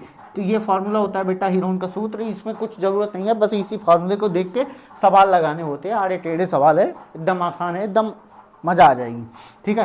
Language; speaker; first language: Hindi; native; Hindi